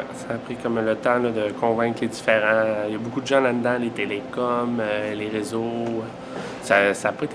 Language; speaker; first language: French; native; French